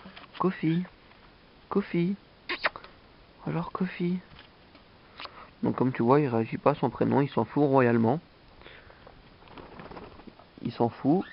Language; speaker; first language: French; native; French